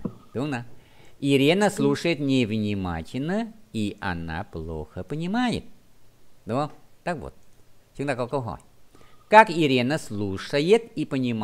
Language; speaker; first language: Russian; non-native, fluent; Vietnamese